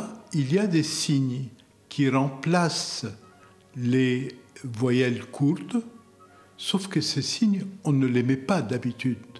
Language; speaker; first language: French; non-native, local second language; Arabic